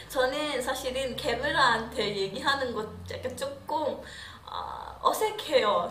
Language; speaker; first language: Korean; non-native, learner; Malay